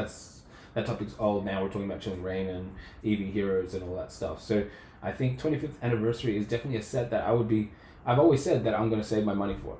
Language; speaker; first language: English; native; English